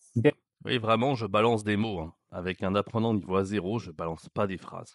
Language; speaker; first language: French; native; French